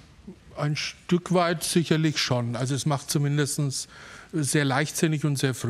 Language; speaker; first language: German; native; German